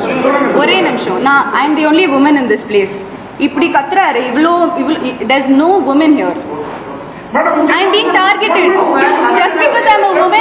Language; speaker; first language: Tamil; non-native, fluent; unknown